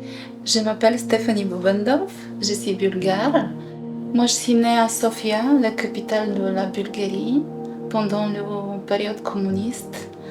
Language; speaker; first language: French; non-native, fluent; Bulgarian